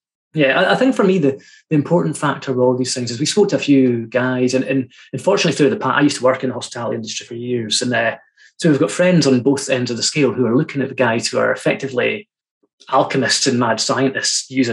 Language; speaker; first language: English; native; English